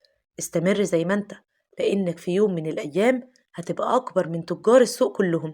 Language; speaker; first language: Arabic; native; Arabic